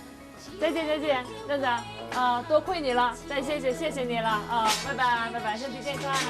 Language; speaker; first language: Chinese; non-native, learner; Korean